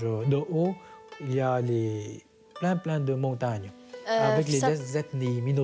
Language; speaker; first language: French; non-native, fluent; Vietnamese